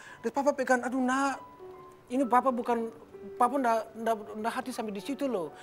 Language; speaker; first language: Indonesian; early bilingual, heritage; Indonesian